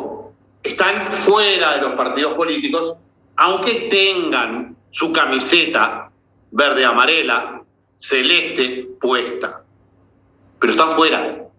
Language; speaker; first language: Spanish; native; Spanish